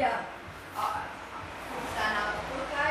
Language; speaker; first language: German; non-native, learner; Tamil